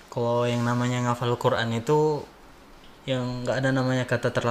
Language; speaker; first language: Indonesian; native; Indonesian